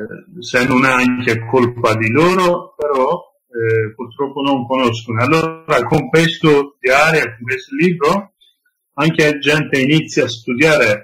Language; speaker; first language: Italian; non-native, learner; Kurdish